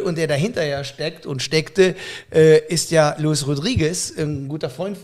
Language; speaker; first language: German; native; German